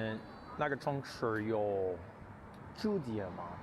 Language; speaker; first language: Chinese; non-native, learner; English